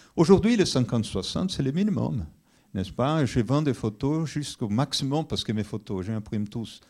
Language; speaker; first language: French; non-native, fluent; Portuguese